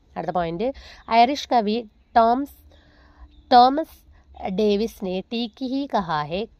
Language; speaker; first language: Hindi; non-native, local second language; Malayalam